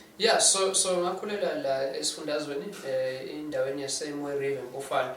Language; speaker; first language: Zulu; non-native, local second language; English